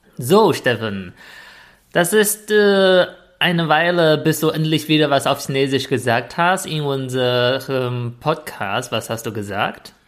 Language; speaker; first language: German; non-native, fluent; Chinese